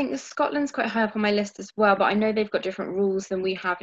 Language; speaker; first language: English; native; English